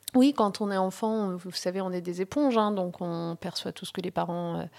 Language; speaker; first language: French; early bilingual, other home language; Riffian